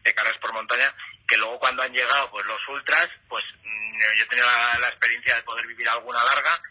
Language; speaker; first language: Spanish; native; Spanish